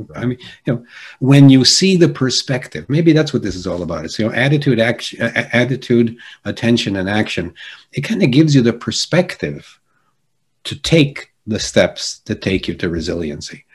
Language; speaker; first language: English; early bilingual, other home language; Polish